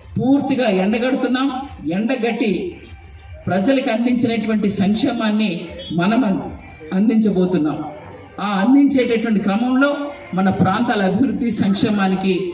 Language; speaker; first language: Telugu; native; Telugu